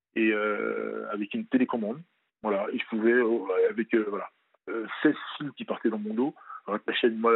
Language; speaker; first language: French; native; French